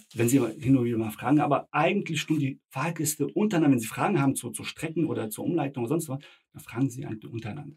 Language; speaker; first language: German; early bilingual, other home language; Bosnian